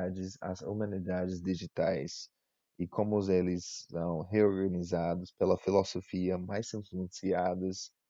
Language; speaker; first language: Portuguese; non-native, fluent; English